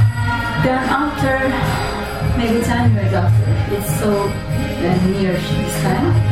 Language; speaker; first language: English; non-native, learner; Turkish